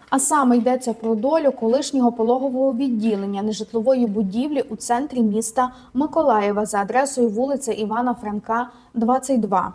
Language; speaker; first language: Ukrainian; native; Ukrainian